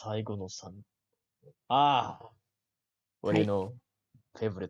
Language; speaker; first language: Japanese; non-native, learner; Malay